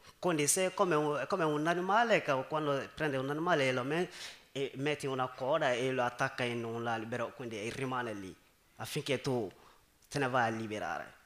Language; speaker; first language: Italian; non-native, learner; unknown